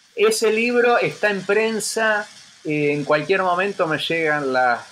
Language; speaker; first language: Spanish; native; Spanish